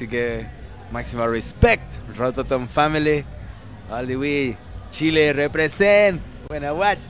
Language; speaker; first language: Spanish; native; Spanish